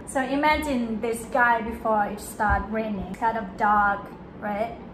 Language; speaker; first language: English; non-native, fluent; Thai